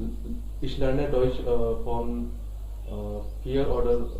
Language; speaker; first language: German; non-native, learner; Hindi